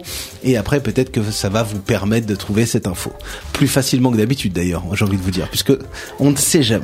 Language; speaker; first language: French; native; French